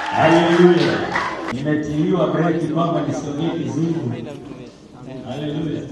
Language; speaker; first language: Swahili; non-native, local second language; Luyia